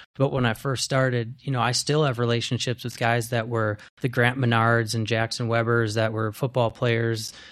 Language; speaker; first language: English; native; English